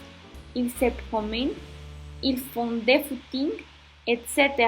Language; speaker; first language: French; non-native, learner; Spanish